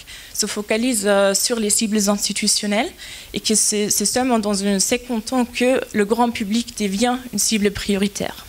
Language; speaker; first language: French; non-native, fluent; German